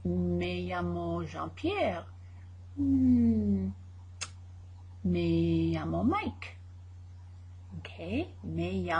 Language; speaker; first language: Spanish; non-native, fluent; English